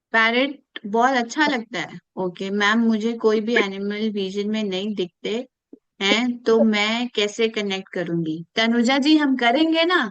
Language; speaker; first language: Hindi; native; Hindi